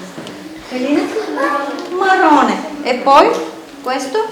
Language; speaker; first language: Italian; non-native, fluent; Bulgarian